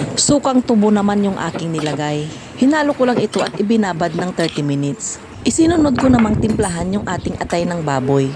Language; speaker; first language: Filipino; non-native, local second language; Iloko